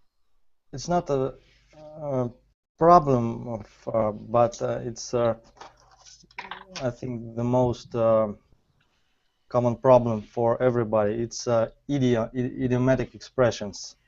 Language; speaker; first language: English; non-native, fluent; Russian